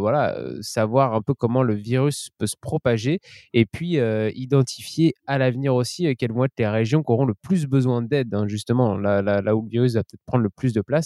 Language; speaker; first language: French; native; French